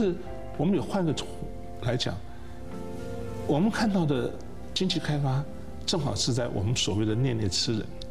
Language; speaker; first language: Chinese; native; Chinese